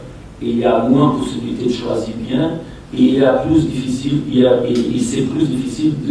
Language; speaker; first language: French; non-native, fluent; Portuguese